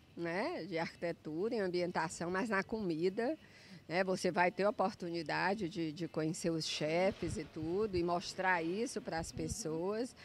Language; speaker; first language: Portuguese; native; Portuguese